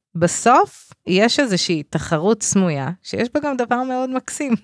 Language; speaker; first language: Hebrew; native; Hebrew